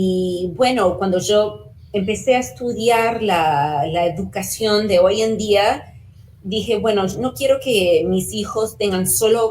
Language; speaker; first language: Spanish; early bilingual, heritage; Spanish